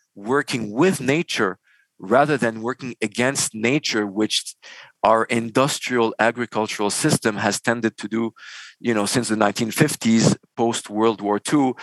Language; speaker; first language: English; non-native, fluent; Arabic